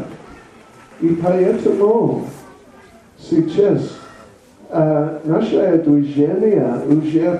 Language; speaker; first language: Russian; non-native, learner; English